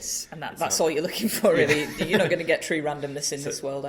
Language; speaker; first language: English; native; English